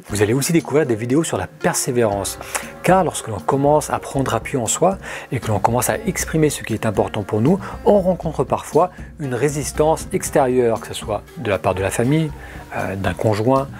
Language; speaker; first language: French; early bilingual, other home language; Arabic